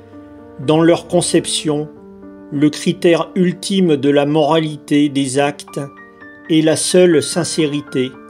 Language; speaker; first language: French; native; French